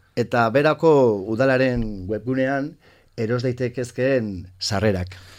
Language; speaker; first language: Basque; non-native, local second language; Spanish